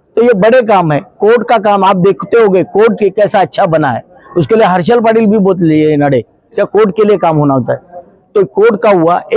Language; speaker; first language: Hindi; non-native, local second language; Marathi